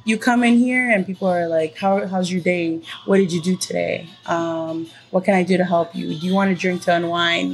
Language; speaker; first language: English; early bilingual, other home language; Spanish